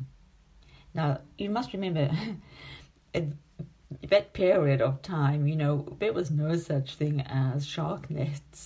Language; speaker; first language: English; native; English